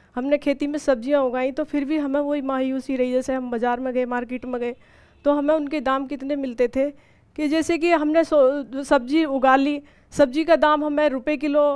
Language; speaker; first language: Hindi; native; Hindi